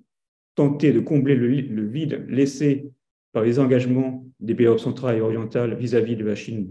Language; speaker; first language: French; native; French